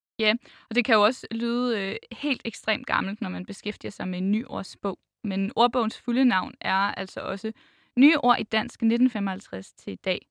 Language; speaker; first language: Danish; native; Danish